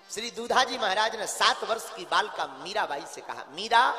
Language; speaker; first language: Hindi; native; Hindi